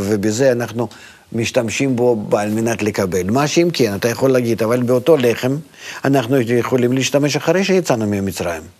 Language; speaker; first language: Hebrew; non-native, fluent; Russian